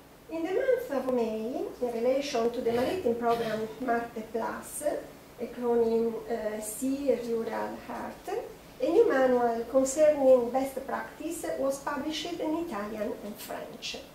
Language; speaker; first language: English; non-native, learner; Italian